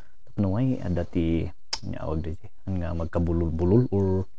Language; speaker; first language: Filipino; non-native, local second language; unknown